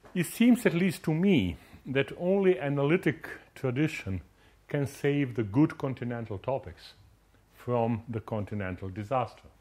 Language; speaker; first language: English; non-native, fluent; Croatian